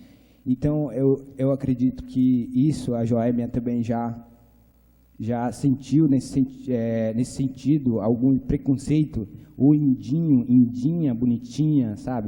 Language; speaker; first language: Portuguese; non-native, local second language; Ticuna